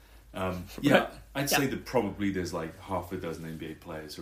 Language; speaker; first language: English; native; English